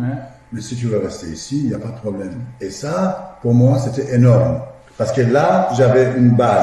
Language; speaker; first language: French; non-native, fluent; Persian